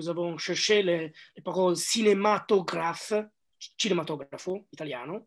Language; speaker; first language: French; non-native, learner; Italian